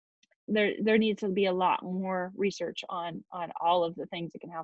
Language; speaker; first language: English; native; English